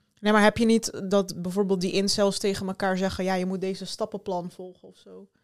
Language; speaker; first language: Dutch; early bilingual, other home language; Turkish